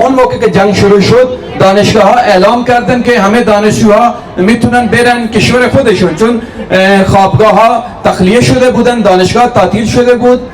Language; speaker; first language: Persian; non-native, fluent; Urdu